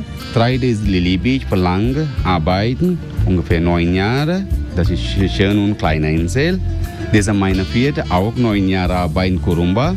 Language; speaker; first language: German; non-native, learner; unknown